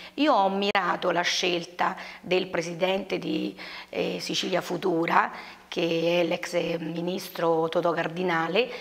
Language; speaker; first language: Italian; native; Italian